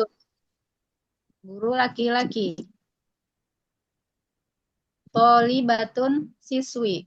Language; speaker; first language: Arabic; non-native, learner; Indonesian